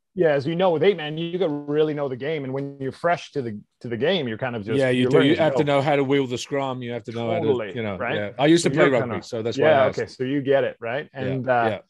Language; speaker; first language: English; native; English